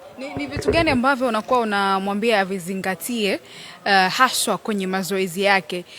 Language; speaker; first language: Swahili; native; Swahili